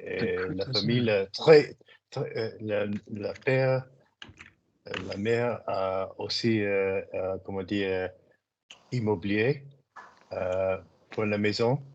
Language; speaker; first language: French; non-native, learner; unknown